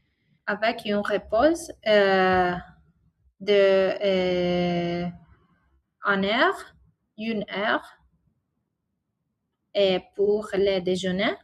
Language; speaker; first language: French; non-native, learner; Italian